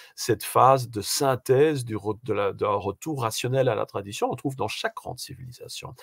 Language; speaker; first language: French; native; French